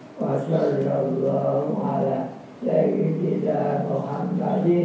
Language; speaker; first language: Arabic; non-native, fluent; Javanese